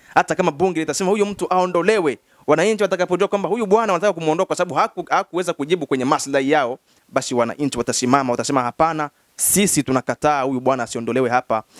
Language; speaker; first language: Swahili; native; Swahili